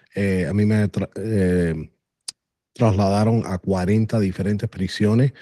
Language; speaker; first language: Spanish; early bilingual, other home language; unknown